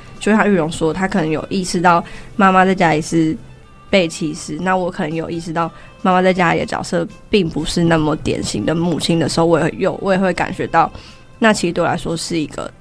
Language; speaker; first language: Chinese; native; Chinese